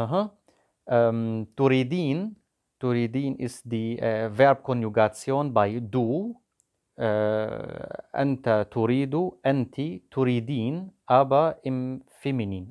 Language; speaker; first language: German; non-native, fluent; Arabic